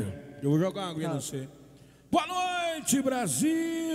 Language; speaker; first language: Portuguese; native; Portuguese